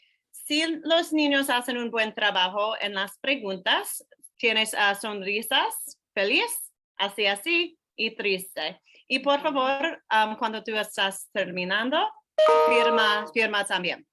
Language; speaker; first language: Spanish; non-native, learner; English